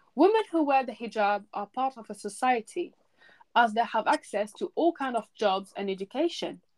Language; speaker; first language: English; early bilingual, other home language; French